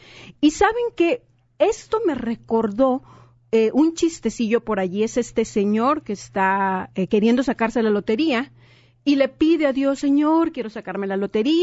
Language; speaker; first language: Spanish; native; Spanish